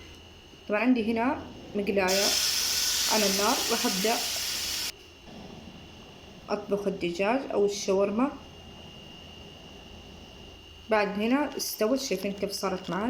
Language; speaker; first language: Arabic; native; Arabic